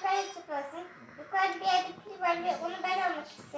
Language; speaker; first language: Turkish; early bilingual, heritage; Turkish